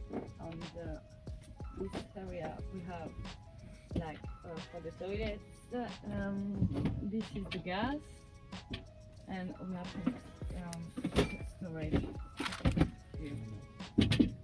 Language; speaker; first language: English; non-native, learner; French